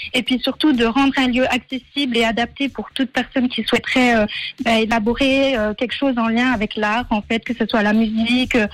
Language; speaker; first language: French; native; French